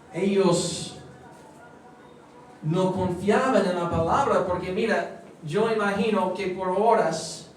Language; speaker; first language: Spanish; non-native, fluent; English